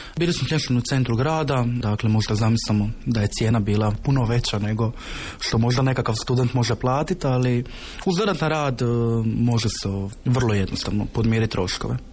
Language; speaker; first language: Croatian; native; Croatian